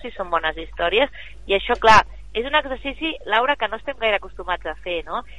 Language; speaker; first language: Catalan; native; Catalan